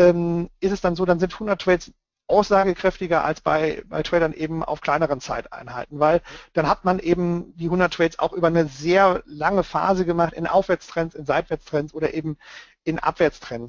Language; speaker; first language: German; native; German